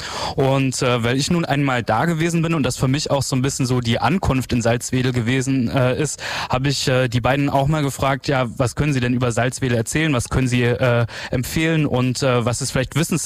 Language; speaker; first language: German; native; German